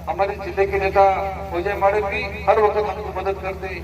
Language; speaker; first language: Hindi; non-native, local second language; Marathi